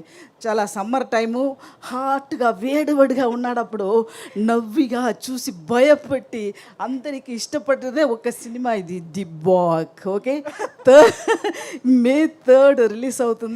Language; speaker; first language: Telugu; non-native, fluent; Tamil